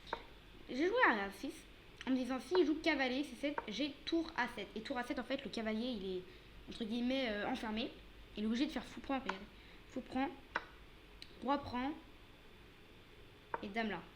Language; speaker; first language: French; native; French